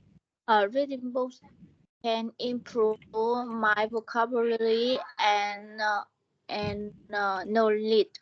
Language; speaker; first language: English; non-native, learner; Vietnamese